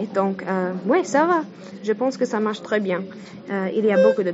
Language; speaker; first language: French; non-native, learner; English